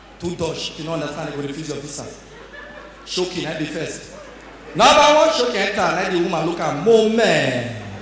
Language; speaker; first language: Nigerian Pidgin; native; Nigerian Pidgin